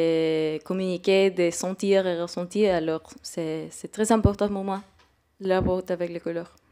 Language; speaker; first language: French; non-native, fluent; Spanish